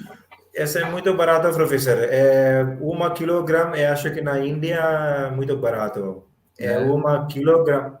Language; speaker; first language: Portuguese; non-native, learner; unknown